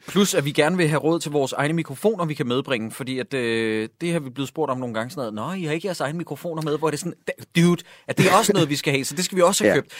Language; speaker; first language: Danish; native; Danish